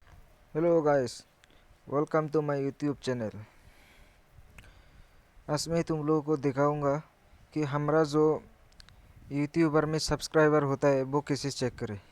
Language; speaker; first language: Hindi; non-native, local second language; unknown